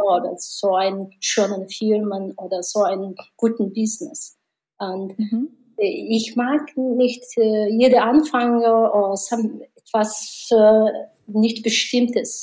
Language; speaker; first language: German; non-native, learner; Mongolian